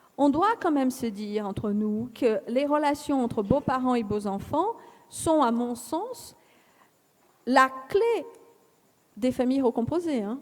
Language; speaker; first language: French; non-native, fluent; Portuguese